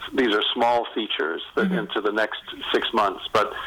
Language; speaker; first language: English; native; English